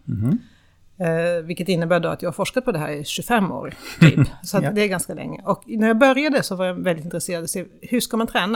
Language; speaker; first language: Swedish; native; Swedish